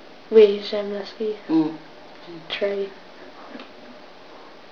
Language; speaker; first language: French; non-native, learner; English